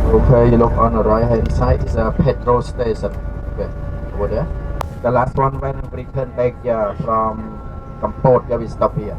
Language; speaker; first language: English; non-native, learner; Khmer